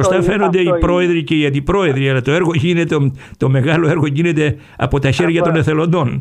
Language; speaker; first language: Greek; native; Greek